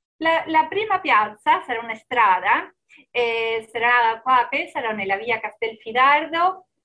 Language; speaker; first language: Italian; non-native, fluent; Spanish